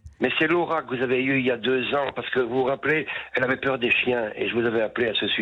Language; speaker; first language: French; native; French